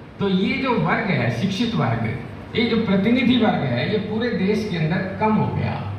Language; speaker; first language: Hindi; native; Hindi